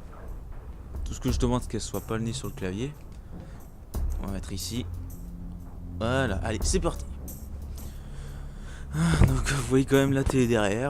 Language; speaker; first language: French; native; French